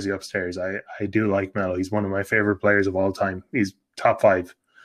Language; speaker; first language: English; native; English